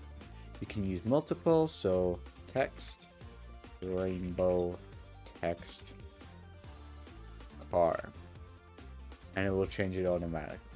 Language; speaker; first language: English; native; English